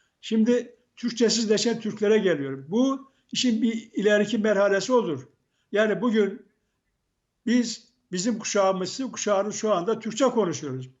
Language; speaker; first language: Turkish; native; Turkish